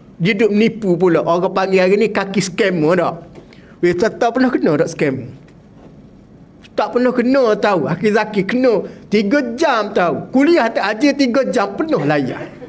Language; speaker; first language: Malay; native; Malay